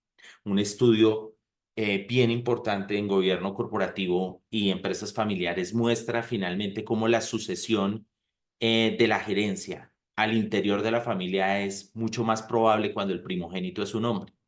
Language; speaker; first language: Spanish; native; Spanish